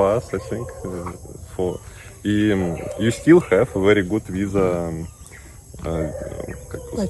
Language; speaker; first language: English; non-native, learner; Russian